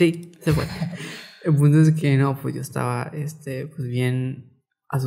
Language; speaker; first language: Spanish; native; Spanish